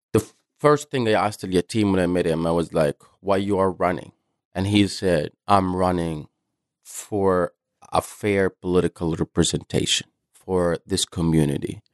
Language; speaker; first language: English; non-native, fluent; Arabic